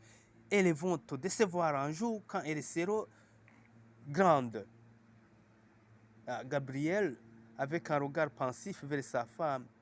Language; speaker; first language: French; non-native, local second language; Rundi